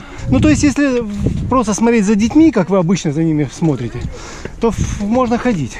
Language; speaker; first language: Russian; native; Russian